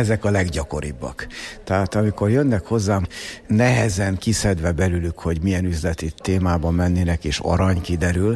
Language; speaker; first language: Hungarian; native; Hungarian